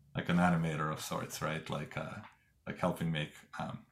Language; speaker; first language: English; non-native, fluent; Russian